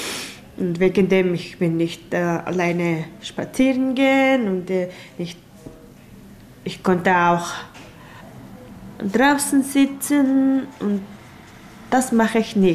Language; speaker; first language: German; non-native, learner; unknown